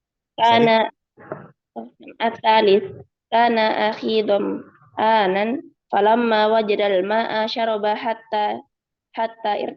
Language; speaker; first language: Arabic; non-native, learner; Indonesian